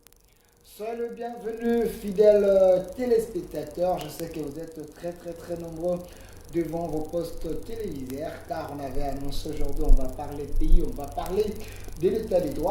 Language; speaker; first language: French; non-native, local second language; Lingala